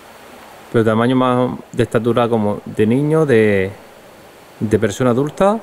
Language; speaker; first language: Spanish; native; Spanish